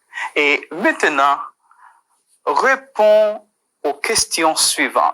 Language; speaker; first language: French; non-native, fluent; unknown